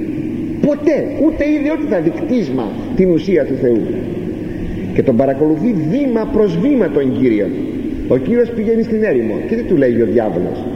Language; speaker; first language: Greek; native; Greek